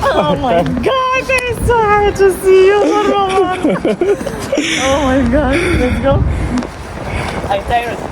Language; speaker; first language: English; non-native, learner; Russian